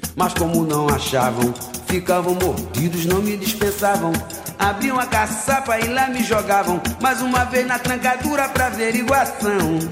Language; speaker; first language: Portuguese; native; Portuguese